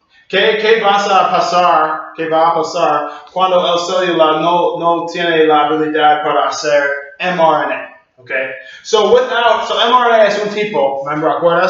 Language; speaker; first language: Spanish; non-native, learner; English